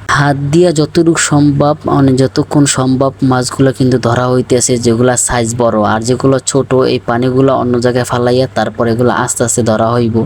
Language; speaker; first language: Bangla; native; Bangla